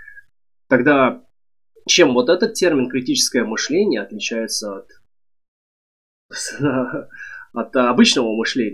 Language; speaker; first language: Russian; native; Russian